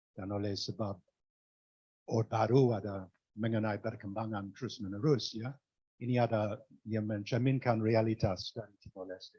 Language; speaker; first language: Indonesian; non-native, fluent; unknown